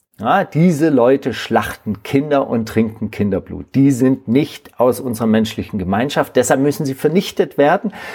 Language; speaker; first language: German; native; German